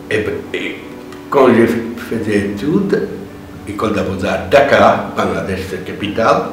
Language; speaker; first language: French; non-native, learner; Bangla